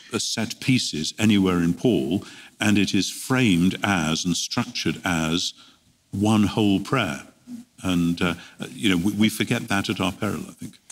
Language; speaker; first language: English; native; English